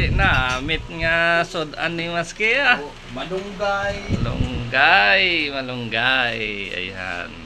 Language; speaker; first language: Filipino; non-native, local second language; Hiligaynon